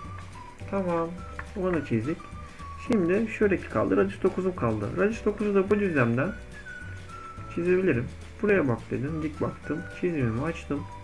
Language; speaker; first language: Turkish; native; Turkish